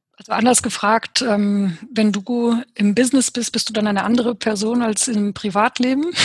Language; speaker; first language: German; early bilingual, other home language; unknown